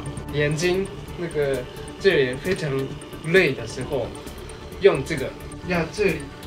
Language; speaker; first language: Chinese; non-native, fluent; Japanese